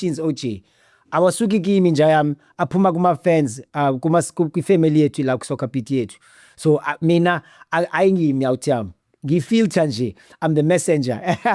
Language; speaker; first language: Zulu; non-native, local second language; Xhosa